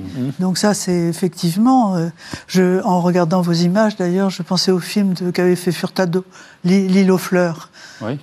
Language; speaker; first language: French; native; French